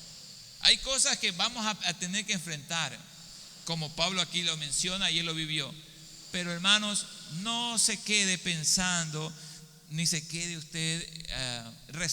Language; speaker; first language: Spanish; native; Spanish